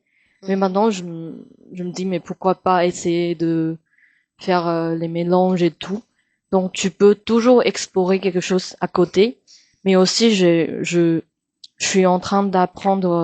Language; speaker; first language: French; non-native, fluent; Min Nan Chinese